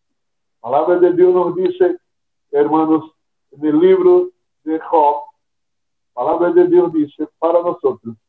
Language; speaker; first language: Spanish; non-native, fluent; Portuguese